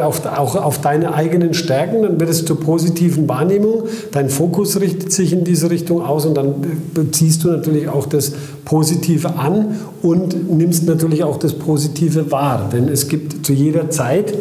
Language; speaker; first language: German; native; German